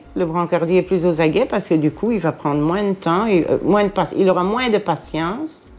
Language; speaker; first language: French; native; French